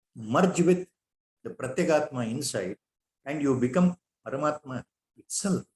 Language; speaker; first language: English; non-native, local second language; Kannada